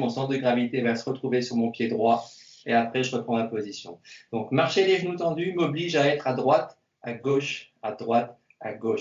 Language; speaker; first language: French; native; French